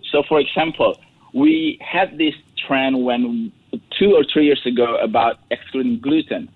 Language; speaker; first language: English; non-native, fluent; Indonesian